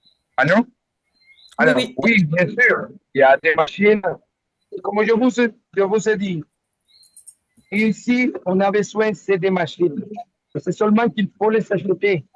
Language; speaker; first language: French; non-native, learner; Spanish